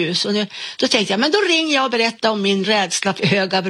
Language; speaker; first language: Swedish; native; Swedish